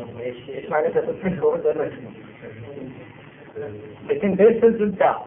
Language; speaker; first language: German; non-native, fluent; Turkish